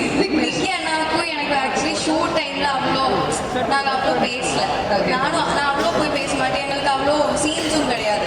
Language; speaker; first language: Tamil; non-native, learner; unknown